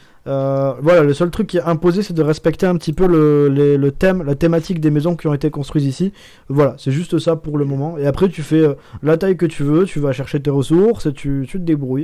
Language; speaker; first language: French; native; French